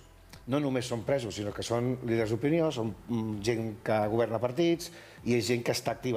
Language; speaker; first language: Catalan; native; Catalan